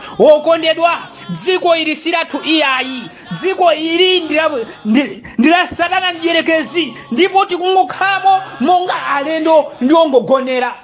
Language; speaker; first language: Nyanja; native; Nyanja